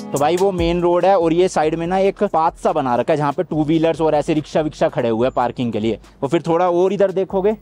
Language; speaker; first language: Hindi; native; Hindi